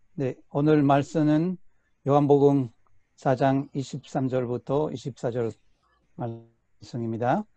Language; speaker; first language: Korean; non-native, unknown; Spanish